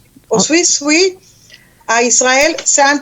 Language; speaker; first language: French; non-native, learner; Hebrew